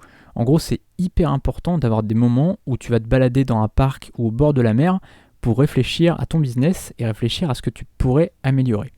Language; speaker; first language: French; native; French